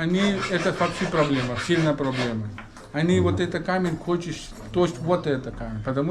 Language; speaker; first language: Russian; non-native, learner; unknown